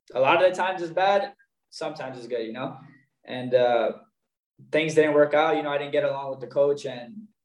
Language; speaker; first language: English; native; English